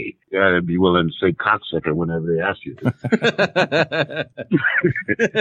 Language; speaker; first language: English; native; English